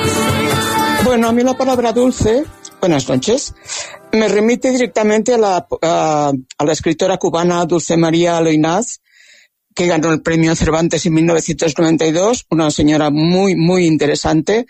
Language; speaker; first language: Spanish; native; Spanish